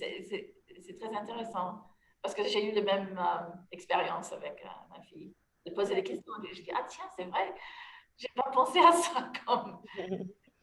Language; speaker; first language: French; non-native, fluent; English